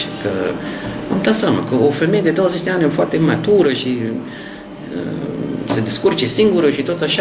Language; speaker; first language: Romanian; non-native, learner; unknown